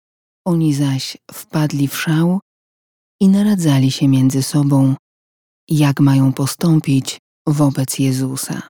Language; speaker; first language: Polish; native; Polish